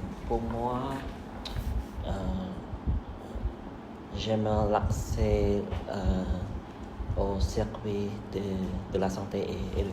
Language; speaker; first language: French; non-native, learner; Khmer